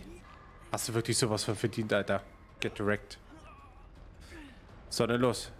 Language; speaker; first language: German; native; German